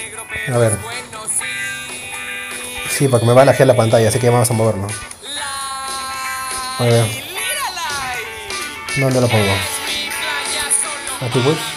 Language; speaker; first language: Spanish; native; Spanish